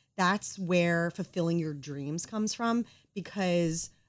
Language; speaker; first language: English; native; English